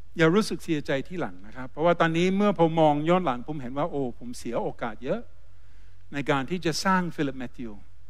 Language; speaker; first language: Thai; non-native, fluent; English